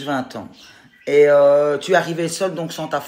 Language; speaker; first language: French; native; French